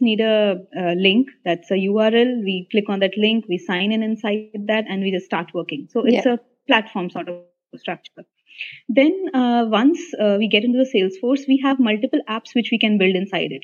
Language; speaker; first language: English; non-native, local second language; Hindi